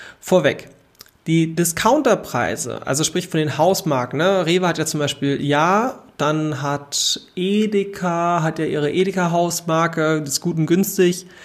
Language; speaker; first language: German; native; German